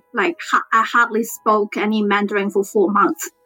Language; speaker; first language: English; non-native, fluent; Chinese